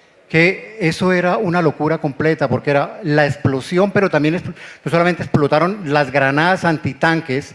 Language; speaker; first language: Spanish; native; Spanish